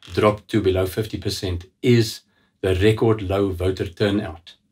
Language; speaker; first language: English; non-native, local second language; Afrikaans